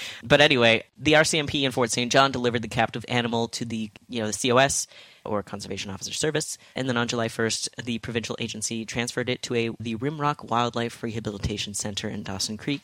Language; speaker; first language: English; native; English